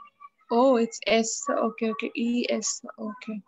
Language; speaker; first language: English; non-native, learner; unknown